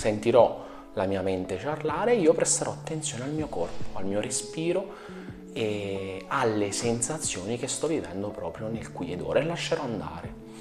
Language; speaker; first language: Italian; native; Italian